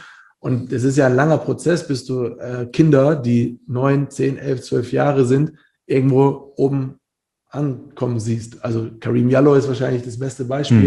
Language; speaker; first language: German; native; German